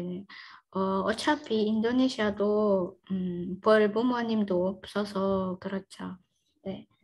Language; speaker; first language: Korean; non-native, fluent; Indonesian